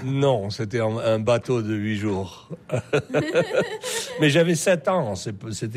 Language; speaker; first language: French; early bilingual, heritage; French